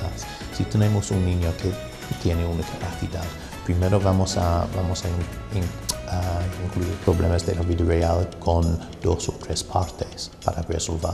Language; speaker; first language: Spanish; non-native, fluent; English